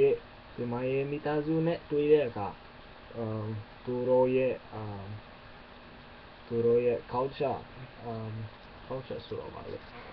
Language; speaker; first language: Burmese; non-native, learner; English